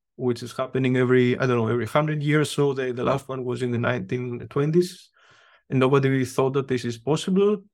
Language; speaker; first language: English; non-native, fluent; Greek